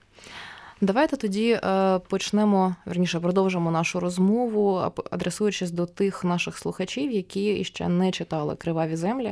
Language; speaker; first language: Ukrainian; native; Ukrainian